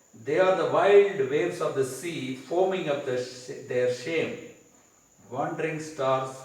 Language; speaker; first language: English; non-native, local second language; Tamil